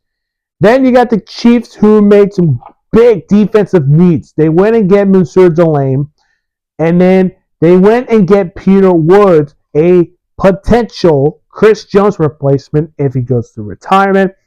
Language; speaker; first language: English; early bilingual, other home language; Spanish